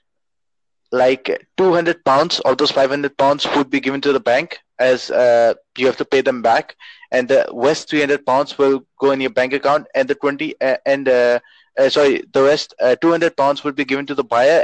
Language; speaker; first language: English; non-native, local second language; Urdu